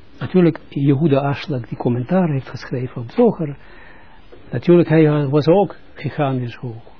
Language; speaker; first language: Dutch; non-native, fluent; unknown